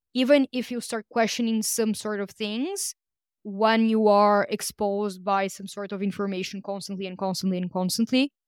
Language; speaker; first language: English; non-native, fluent; Portuguese